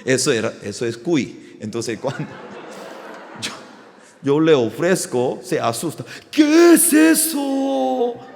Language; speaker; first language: Spanish; non-native, learner; Korean